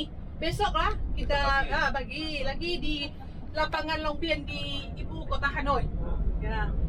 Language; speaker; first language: Indonesian; non-native, fluent; Vietnamese